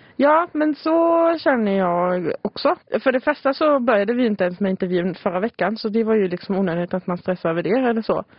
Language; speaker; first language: Swedish; native; Swedish